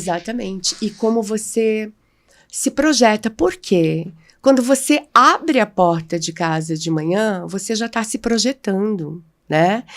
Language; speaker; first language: Portuguese; native; Portuguese